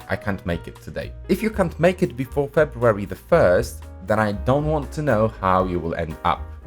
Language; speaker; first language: English; non-native, fluent; Polish